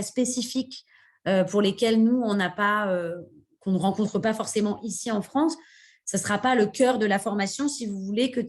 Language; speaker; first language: French; native; French